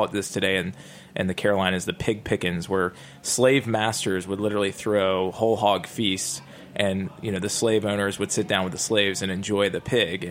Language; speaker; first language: English; native; English